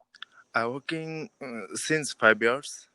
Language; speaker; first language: English; non-native, learner; Bangla